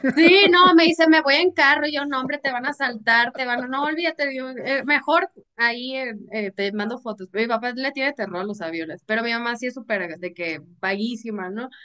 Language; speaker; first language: Spanish; native; Spanish